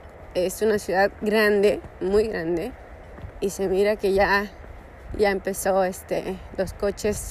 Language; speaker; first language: Spanish; early bilingual, heritage; Spanish